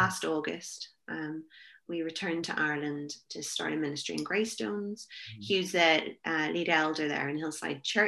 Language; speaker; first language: English; native; English